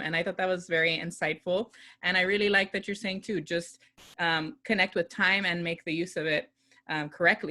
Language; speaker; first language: English; native; English